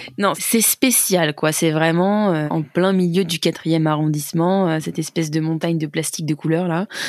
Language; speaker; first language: French; native; French